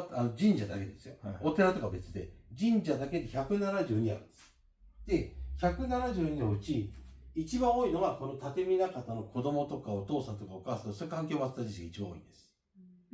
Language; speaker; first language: Japanese; native; Japanese